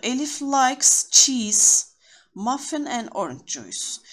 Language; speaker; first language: English; non-native, fluent; Turkish